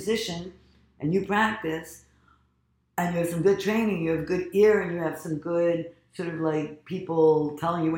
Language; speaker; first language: English; native; English